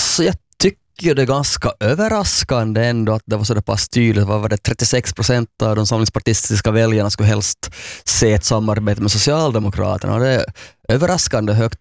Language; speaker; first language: Swedish; native; Swedish